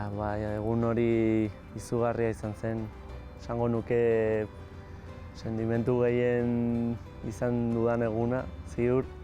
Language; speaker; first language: Basque; non-native, local second language; Spanish